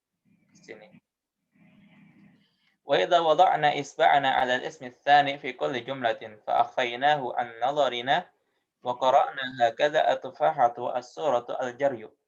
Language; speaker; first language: Arabic; non-native, fluent; Indonesian